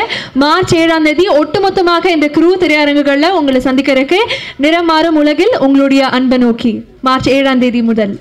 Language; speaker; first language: Tamil; native; Tamil